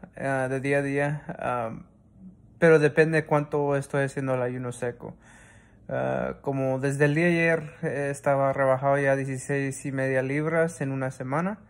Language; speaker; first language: Spanish; early bilingual, heritage; Spanish